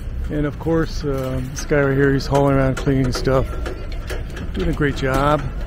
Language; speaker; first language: English; early bilingual, other home language; Spanish